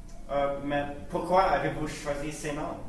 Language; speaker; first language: French; non-native, learner; English